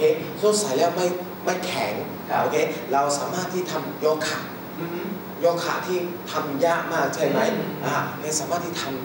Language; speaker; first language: Thai; non-native, learner; Chinese